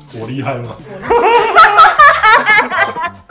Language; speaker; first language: Chinese; native; Chinese